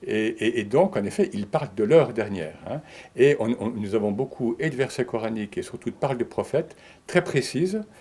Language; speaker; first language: French; native; French